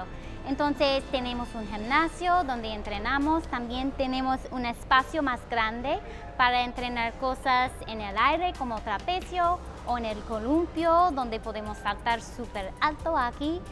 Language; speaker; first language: Spanish; non-native, fluent; English